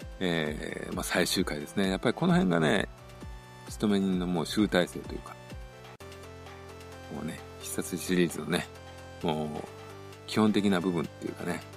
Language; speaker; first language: Japanese; native; Japanese